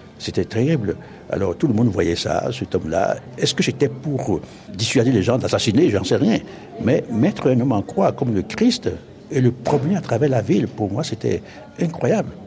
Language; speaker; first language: French; non-native, local second language; Fon